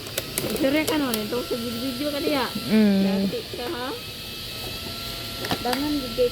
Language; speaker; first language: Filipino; non-native, local second language; Cebuano